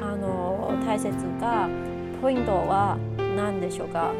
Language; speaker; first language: Japanese; non-native, fluent; Vietnamese